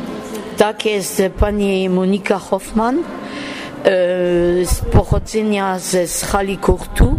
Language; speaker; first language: Polish; early bilingual, heritage; Polish